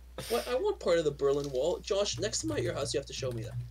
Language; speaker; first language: English; early bilingual, other home language; Russian